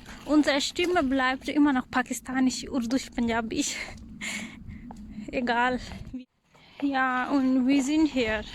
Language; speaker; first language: German; non-native, learner; Urdu